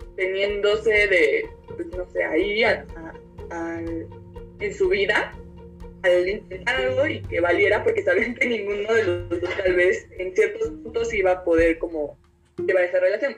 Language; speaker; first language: Spanish; native; Spanish